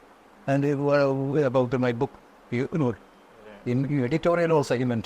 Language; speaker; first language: English; non-native, local second language; Konkani